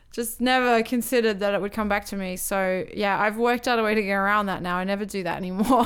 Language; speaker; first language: English; native; English